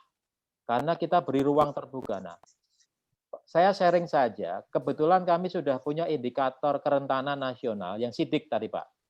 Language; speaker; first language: Indonesian; native; Indonesian